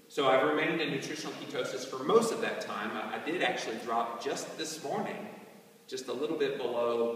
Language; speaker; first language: English; native; English